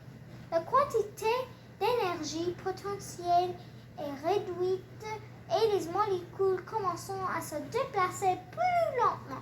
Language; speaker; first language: French; non-native, learner; English